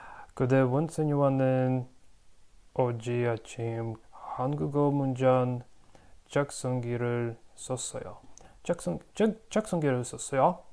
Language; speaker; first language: Korean; non-native, learner; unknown